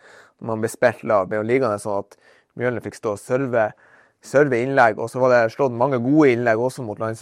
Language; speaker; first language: Norwegian; native; Norwegian